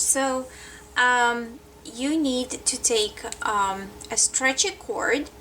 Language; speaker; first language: English; non-native, fluent; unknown